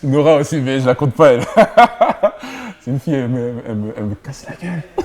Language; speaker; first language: French; native; French